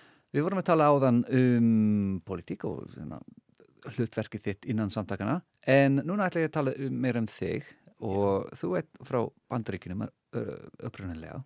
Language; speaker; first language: Icelandic; non-native, fluent; English